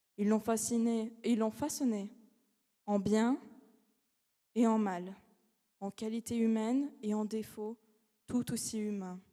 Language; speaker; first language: French; non-native, fluent; Russian